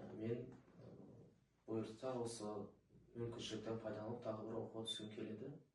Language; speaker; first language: Kazakh; non-native, local second language; Uzbek